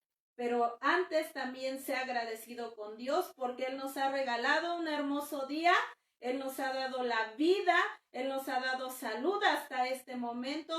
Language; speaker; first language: Spanish; native; Spanish